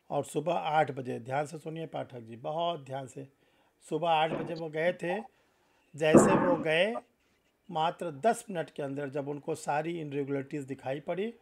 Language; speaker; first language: Hindi; native; Hindi